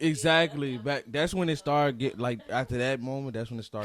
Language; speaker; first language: English; native; English